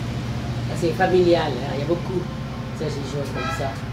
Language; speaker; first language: French; non-native, local second language; Burmese